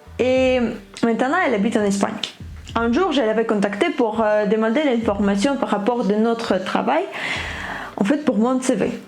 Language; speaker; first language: French; non-native, fluent; Ukrainian